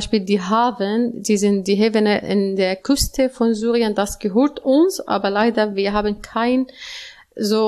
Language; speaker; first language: German; non-native, learner; Arabic